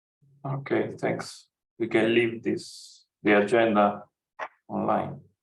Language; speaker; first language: English; non-native, fluent; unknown